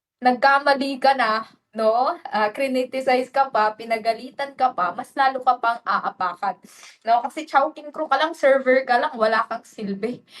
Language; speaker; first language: Filipino; non-native, local second language; Waray